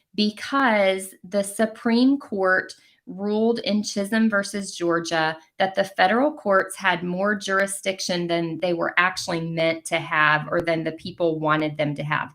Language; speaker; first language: English; native; English